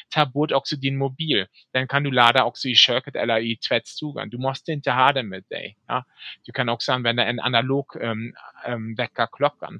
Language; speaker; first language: Swedish; non-native, fluent; German